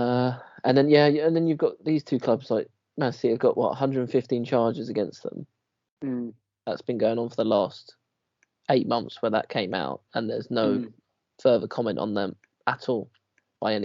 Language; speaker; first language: English; native; English